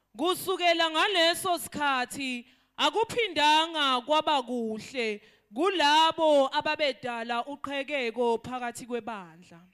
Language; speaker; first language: Zulu; native; Zulu